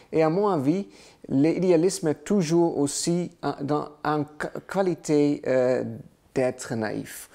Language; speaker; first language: French; non-native, learner; Dutch